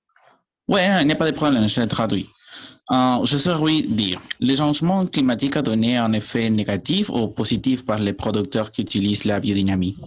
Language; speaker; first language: French; non-native, learner; Spanish